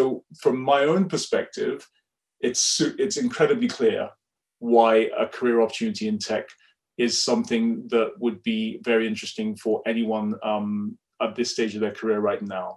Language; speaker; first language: English; non-native, local second language; Yoruba